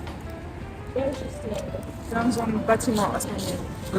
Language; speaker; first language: French; non-native, fluent; German